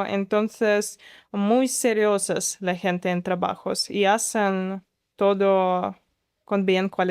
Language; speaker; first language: Spanish; non-native, learner; Russian